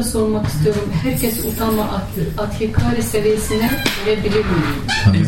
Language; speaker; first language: Turkish; early bilingual, heritage; Turkish